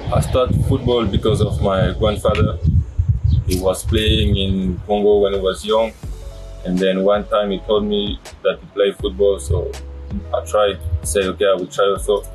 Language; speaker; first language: German; native; German